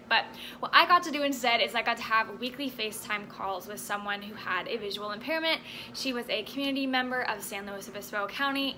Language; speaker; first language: English; native; English